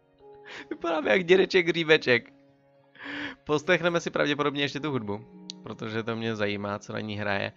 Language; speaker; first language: Czech; native; Czech